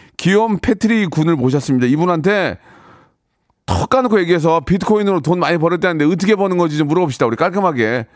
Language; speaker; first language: Korean; native; Korean